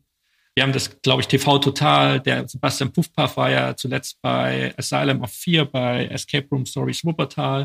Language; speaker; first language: German; native; German